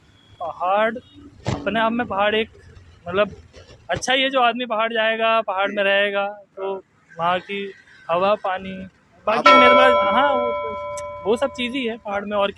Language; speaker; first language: Hindi; native; Hindi